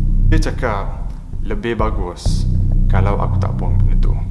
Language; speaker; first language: Malay; native; Malay